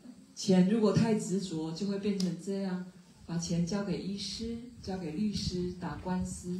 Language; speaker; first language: Chinese; native; Chinese